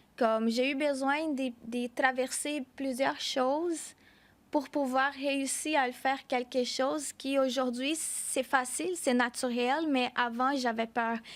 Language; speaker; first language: French; non-native, fluent; Portuguese